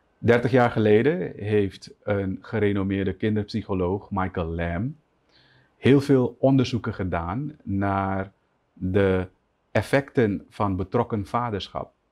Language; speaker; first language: Dutch; native; Dutch